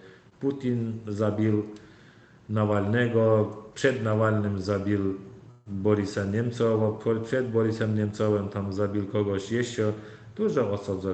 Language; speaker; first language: Polish; non-native, learner; Turkmen